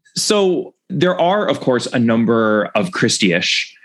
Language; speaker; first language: English; native; English